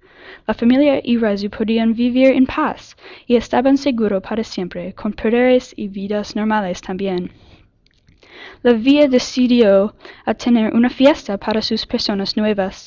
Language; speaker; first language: Spanish; non-native, learner; English